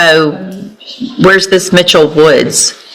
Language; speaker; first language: English; native; English